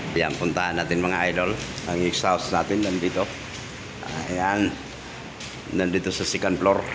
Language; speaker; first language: Filipino; non-native, local second language; Hiligaynon